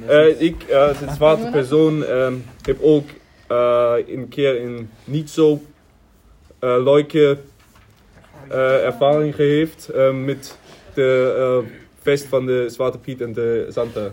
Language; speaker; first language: Dutch; non-native, learner; German